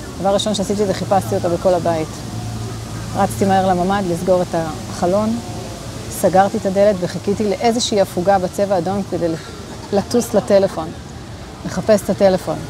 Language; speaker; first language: Hebrew; native; Hebrew